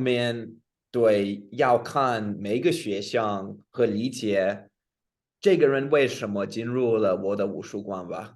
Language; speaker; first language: Chinese; non-native, fluent; English